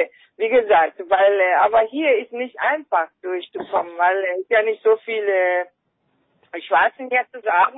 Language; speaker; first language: German; non-native, fluent; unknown